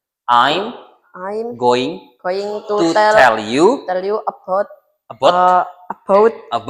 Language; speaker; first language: English; non-native, learner; Indonesian